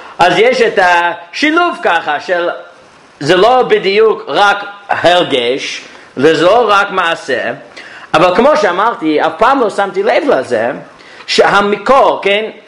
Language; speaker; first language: Hebrew; non-native, fluent; English